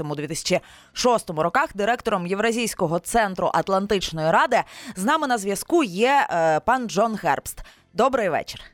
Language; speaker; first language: Ukrainian; native; Ukrainian